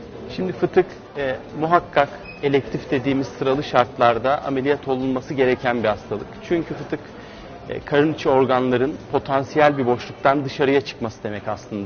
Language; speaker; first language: Turkish; native; Turkish